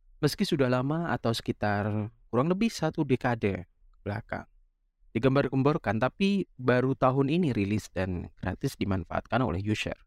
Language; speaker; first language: Indonesian; non-native, local second language; Javanese